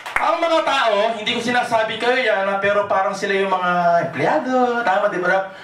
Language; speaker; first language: Filipino; non-native, local second language; Cebuano